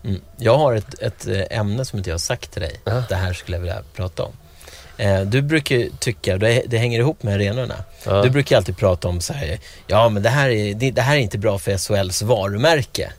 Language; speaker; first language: Swedish; native; Swedish